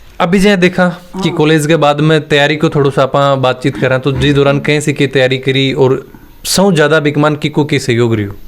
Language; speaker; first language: Hindi; native; Hindi